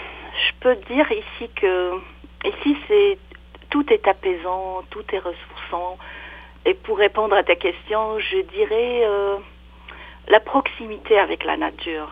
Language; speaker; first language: French; non-native, local second language; Arabic